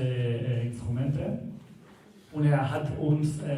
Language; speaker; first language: German; non-native, learner; Spanish